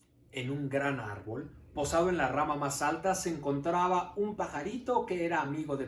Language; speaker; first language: Spanish; native; Spanish